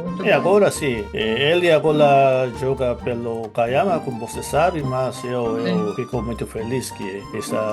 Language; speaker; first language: Portuguese; non-native, fluent; Japanese